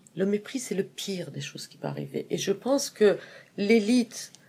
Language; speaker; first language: French; non-native, fluent; Persian